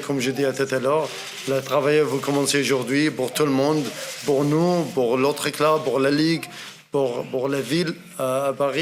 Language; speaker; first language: French; non-native, learner; Arabic